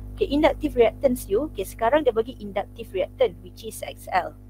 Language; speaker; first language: English; non-native, local second language; Malay